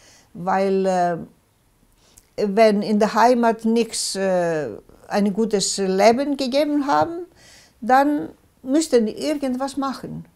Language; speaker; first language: German; non-native, local second language; Greek